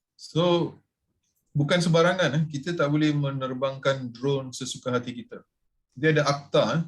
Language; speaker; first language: Malay; non-native, local second language; Tamil